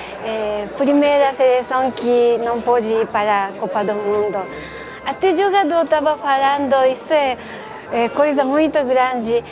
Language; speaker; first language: Portuguese; non-native, fluent; Japanese